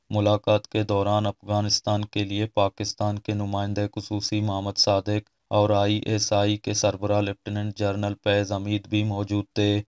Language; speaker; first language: Urdu; non-native, local second language; Baluchi